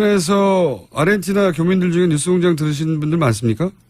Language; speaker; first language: Korean; native; Korean